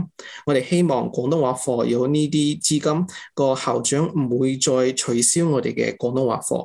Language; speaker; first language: Cantonese; early bilingual, heritage; English